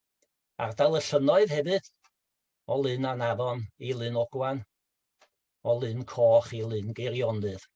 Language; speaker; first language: Welsh; native; Welsh